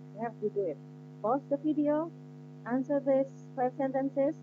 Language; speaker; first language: English; non-native, fluent; Indonesian